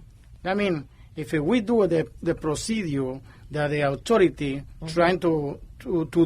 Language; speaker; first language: English; non-native, learner; Spanish